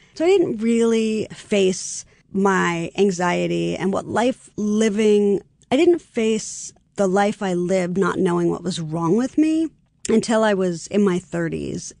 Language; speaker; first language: English; native; English